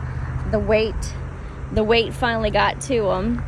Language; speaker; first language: English; native; English